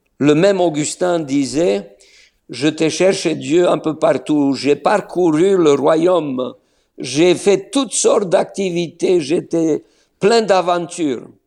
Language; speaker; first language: French; non-native, fluent; Slovenian